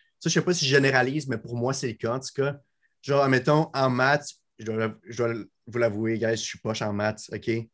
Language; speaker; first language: French; native; French